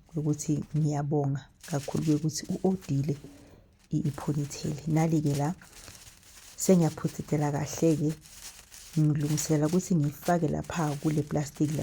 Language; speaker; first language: Zulu; non-native, local second language; Swati